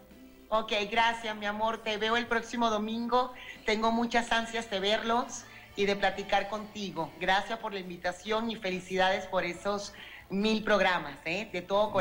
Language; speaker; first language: Spanish; native; Spanish